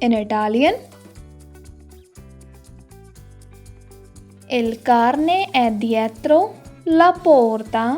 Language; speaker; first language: Italian; non-native, learner; Hindi